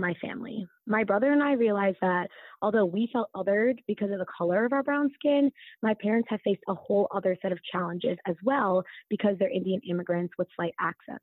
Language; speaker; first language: English; native; English